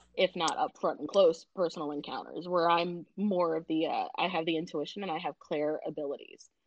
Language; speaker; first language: English; early bilingual, other home language; Indonesian